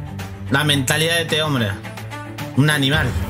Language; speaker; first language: Spanish; native; Spanish